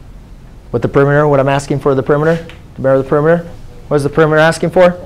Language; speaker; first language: English; native; English